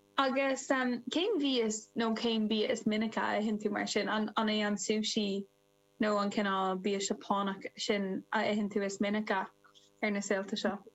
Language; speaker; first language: Irish; non-native, local second language; English